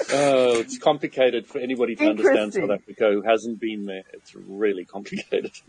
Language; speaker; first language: English; native; English